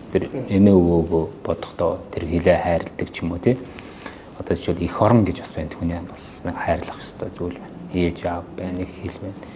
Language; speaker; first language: Mongolian; non-native, local second language; Kazakh